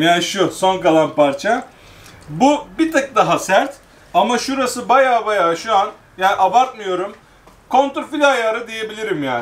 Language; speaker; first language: Turkish; native; Turkish